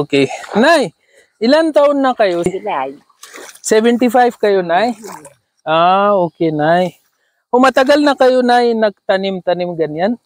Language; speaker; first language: Filipino; non-native, learner; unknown